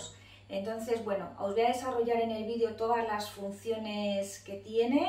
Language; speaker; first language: Spanish; native; Spanish